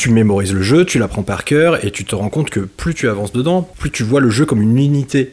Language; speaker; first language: French; native; French